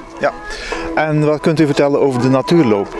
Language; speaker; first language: Dutch; native; Dutch